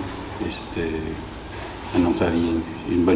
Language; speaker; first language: French; non-native, fluent; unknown